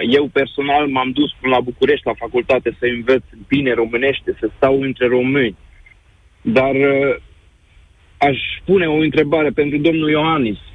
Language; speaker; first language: Romanian; non-native, local second language; Hungarian